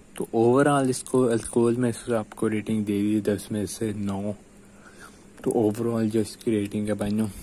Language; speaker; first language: Hindi; non-native, local second language; Punjabi